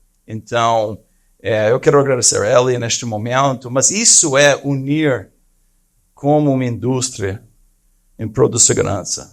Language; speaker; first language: Portuguese; non-native, fluent; English